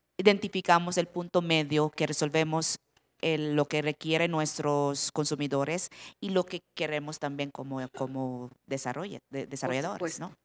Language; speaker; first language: Spanish; non-native, fluent; Filipino